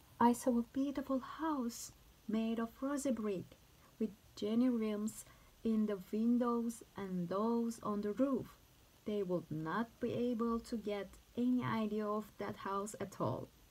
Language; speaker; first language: English; non-native, fluent; Turkish